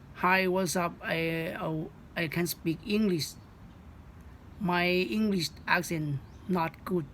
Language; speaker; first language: English; non-native, learner; Northeastern Thai